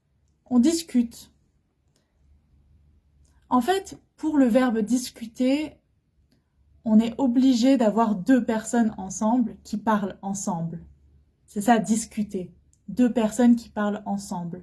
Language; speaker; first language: French; non-native, fluent; Arabic